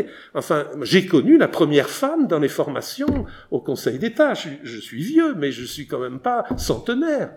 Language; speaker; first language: French; native; French